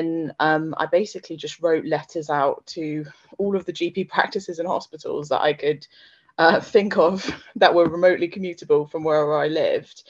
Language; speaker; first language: English; native; English